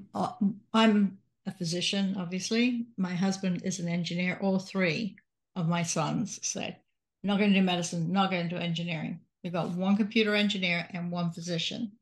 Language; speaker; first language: English; native; English